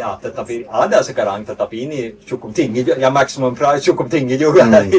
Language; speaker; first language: Indonesian; non-native, fluent; Swedish